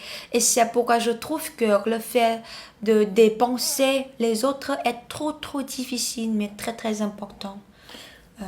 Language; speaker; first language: French; non-native, learner; Vietnamese